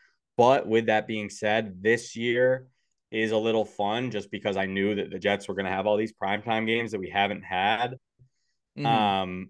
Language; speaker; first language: English; native; English